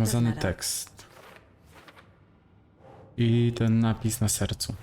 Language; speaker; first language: Polish; native; Polish